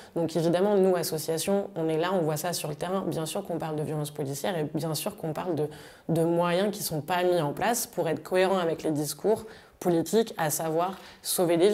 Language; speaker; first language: French; native; French